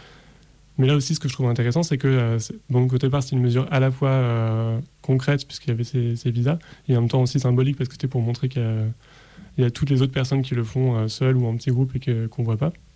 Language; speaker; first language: French; native; French